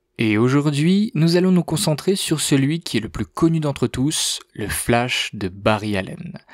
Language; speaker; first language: French; native; French